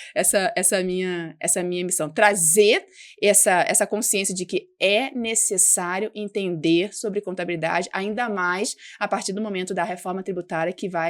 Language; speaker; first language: Portuguese; native; Portuguese